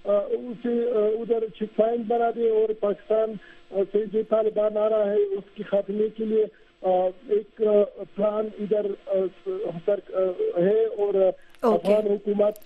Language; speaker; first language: Hindi; non-native, fluent; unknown